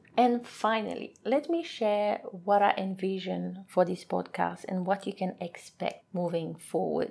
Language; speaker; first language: English; non-native, fluent; French